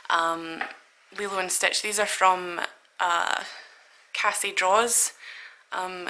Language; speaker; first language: English; native; English